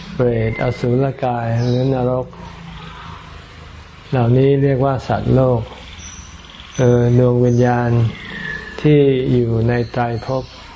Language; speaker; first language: Thai; native; Thai